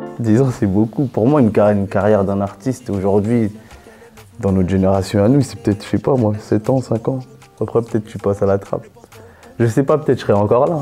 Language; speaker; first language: French; native; French